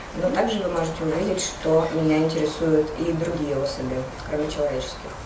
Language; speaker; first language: Russian; native; Russian